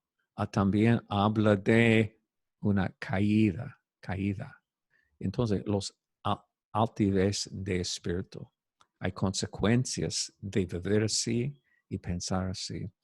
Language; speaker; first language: Spanish; non-native, fluent; English